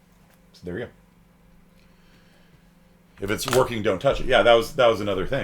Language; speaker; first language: English; native; English